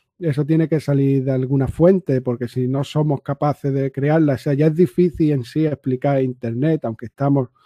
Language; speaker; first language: Spanish; native; Spanish